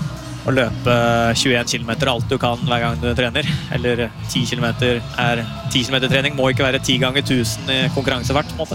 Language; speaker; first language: Norwegian; native; Norwegian